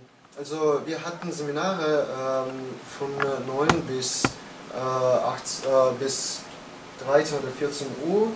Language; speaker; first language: German; non-native, learner; Russian